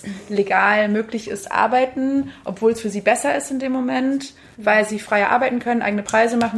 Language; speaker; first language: German; native; German